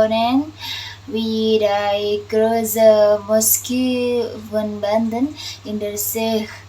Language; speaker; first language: German; non-native, learner; Indonesian